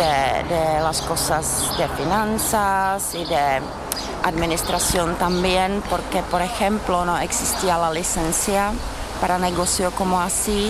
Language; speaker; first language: Spanish; non-native, fluent; Czech